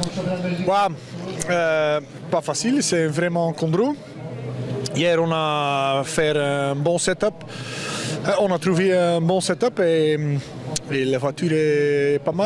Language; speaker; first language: French; non-native, local second language; Dutch